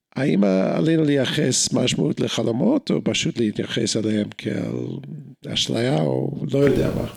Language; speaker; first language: Hebrew; non-native, fluent; English